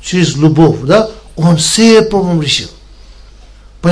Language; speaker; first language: Russian; non-native, learner; Tibetan